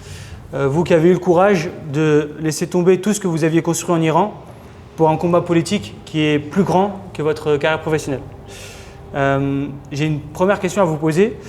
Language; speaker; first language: French; native; French